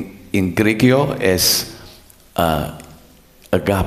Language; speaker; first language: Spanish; non-native, learner; English